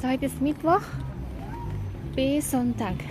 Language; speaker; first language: German; non-native, learner; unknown